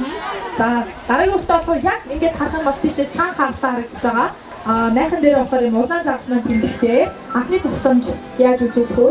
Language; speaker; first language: Mongolian; native; Mongolian